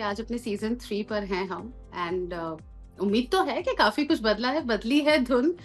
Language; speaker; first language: Hindi; native; Hindi